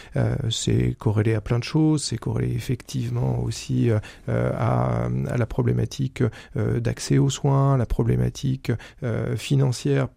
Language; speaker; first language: French; native; French